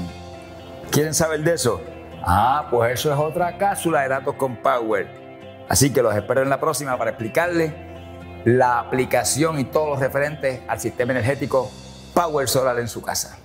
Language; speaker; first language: Spanish; native; Spanish